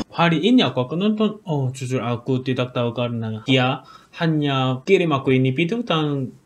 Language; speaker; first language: Indonesian; non-native, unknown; Korean